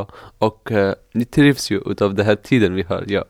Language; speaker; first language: Swedish; non-native, fluent; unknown